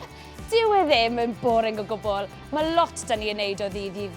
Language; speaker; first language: Welsh; native; Welsh